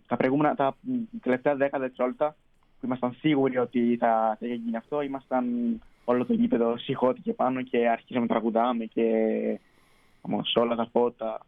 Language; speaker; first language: Greek; early bilingual, heritage; Greek